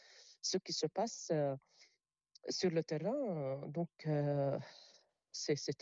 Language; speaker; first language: French; non-native, local second language; Arabic